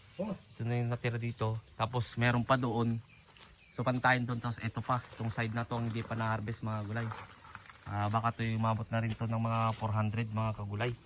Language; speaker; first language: Filipino; native; Filipino